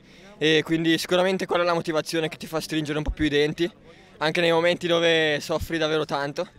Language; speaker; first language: Italian; native; Italian